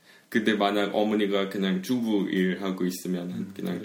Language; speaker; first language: Korean; non-native, fluent; English